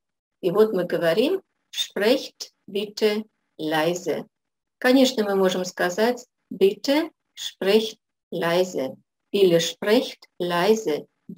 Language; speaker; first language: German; non-native, fluent; Russian